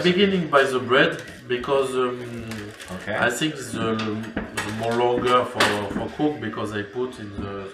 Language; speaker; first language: English; non-native, learner; French